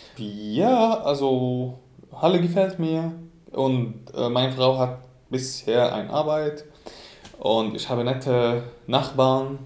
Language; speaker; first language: German; non-native, fluent; Arabic